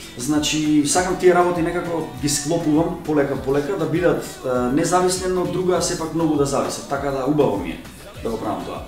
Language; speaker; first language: Macedonian; native; Macedonian